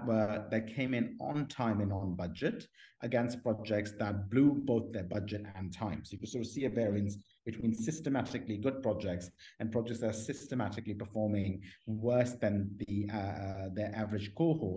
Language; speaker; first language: English; non-native, local second language; Urdu